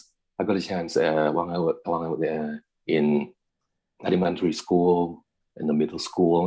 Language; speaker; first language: English; non-native, learner; Chinese